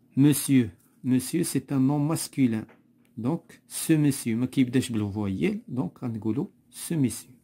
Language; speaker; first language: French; non-native, local second language; Arabic